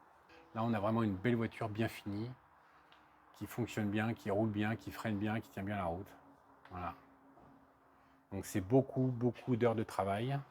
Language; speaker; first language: French; native; French